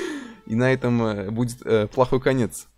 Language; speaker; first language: Russian; native; Russian